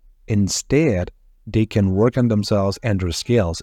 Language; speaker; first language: English; non-native, fluent; Persian